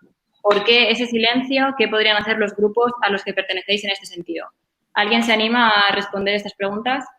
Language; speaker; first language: Spanish; native; Spanish